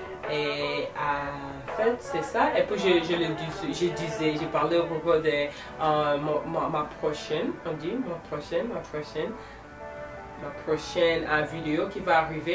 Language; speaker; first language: French; non-native, local second language; Lingala